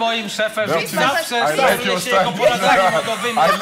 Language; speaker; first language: Polish; native; Polish